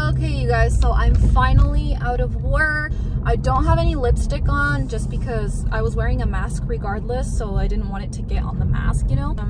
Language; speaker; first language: English; early bilingual, other home language; Spanish